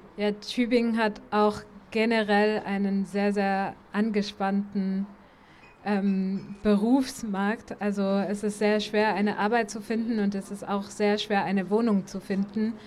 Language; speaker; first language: German; native; German